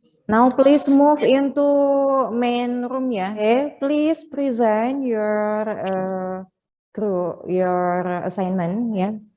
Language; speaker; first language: English; non-native, fluent; Indonesian